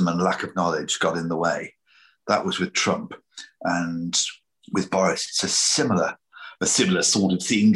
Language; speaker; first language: English; native; English